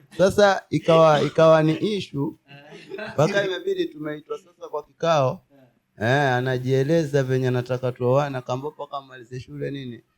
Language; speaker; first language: Swahili; native; Swahili